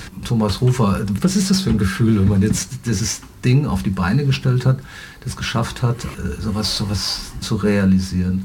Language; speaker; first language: German; native; German